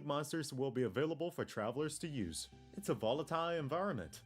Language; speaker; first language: English; native; English